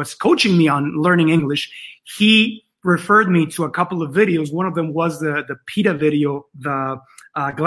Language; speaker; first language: English; non-native, fluent; Spanish